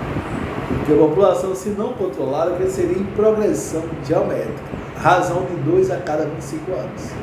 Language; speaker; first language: Portuguese; native; Portuguese